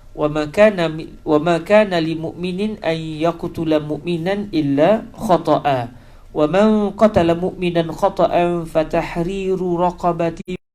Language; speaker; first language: Malay; native; Malay